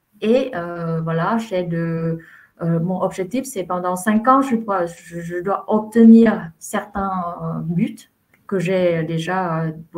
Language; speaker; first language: French; non-native, fluent; Vietnamese